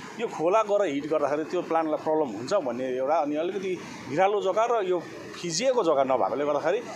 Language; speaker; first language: Nepali; native; Nepali